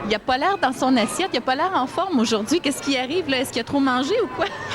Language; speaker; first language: French; native; French